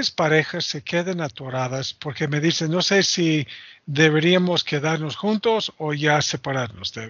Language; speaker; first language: Spanish; non-native, fluent; English